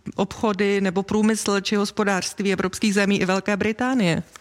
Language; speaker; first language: Czech; non-native, fluent; English